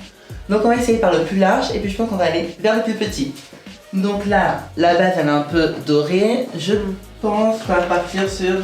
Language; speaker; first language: French; native; French